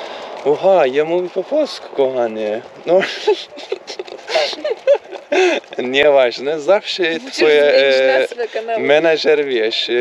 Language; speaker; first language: Polish; non-native, learner; Turkish